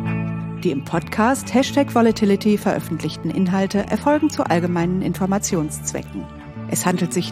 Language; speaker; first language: German; native; German